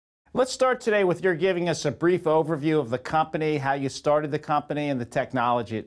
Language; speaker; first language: English; native; English